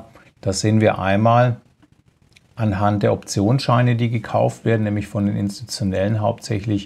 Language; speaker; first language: German; native; German